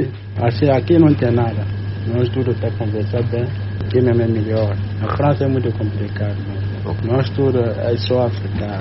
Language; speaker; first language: Portuguese; non-native, learner; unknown